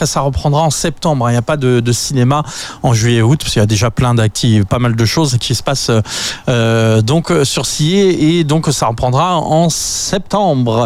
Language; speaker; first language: French; native; French